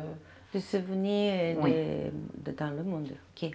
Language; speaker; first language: French; non-native, learner; Japanese